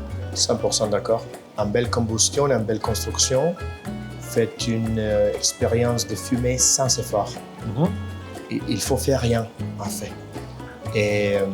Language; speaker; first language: French; non-native, fluent; Spanish